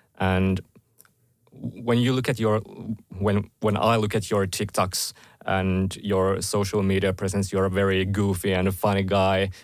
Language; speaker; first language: English; non-native, fluent; Finnish